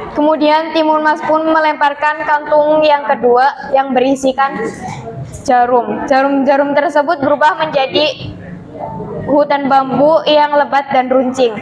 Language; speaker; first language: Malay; non-native, local second language; Javanese